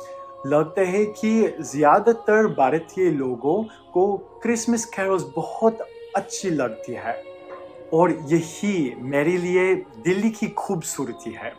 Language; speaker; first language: Hindi; non-native, fluent; English